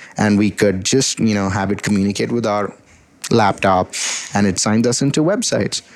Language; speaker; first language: English; non-native, local second language; Hindi